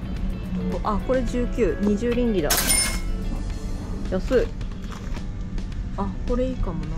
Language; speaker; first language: Japanese; native; Japanese